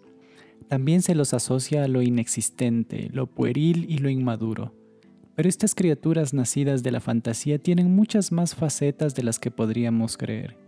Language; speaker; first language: Spanish; native; Spanish